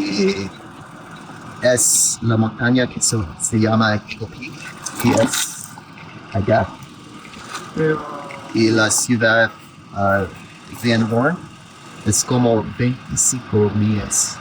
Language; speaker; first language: Spanish; non-native, learner; English